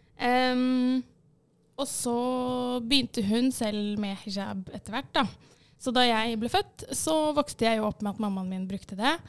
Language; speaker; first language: Norwegian; early bilingual, other home language; Arabic